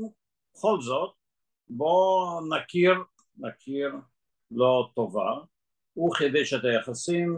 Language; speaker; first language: Hebrew; non-native, fluent; Russian